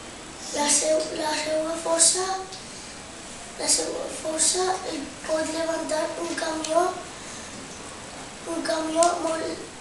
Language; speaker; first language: Catalan; non-native, local second language; Spanish